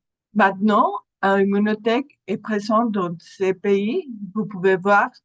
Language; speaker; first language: French; non-native, fluent; Spanish